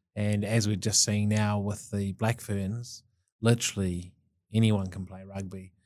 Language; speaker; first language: English; native; English